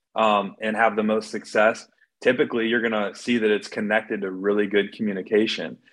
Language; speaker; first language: English; native; English